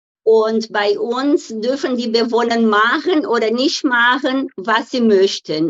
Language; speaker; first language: German; non-native, fluent; Portuguese